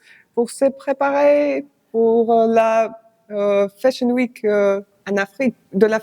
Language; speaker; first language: French; non-native, fluent; Russian